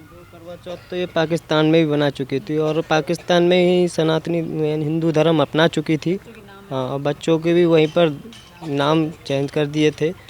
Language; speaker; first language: Hindi; native; Hindi